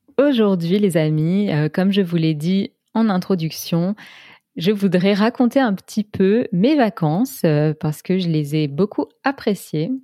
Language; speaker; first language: French; native; French